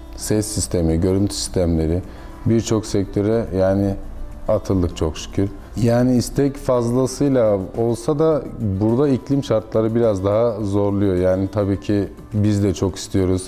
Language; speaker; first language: Turkish; native; Turkish